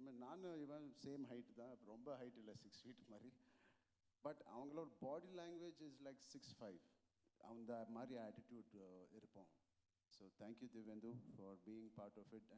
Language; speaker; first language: Tamil; non-native, local second language; Telugu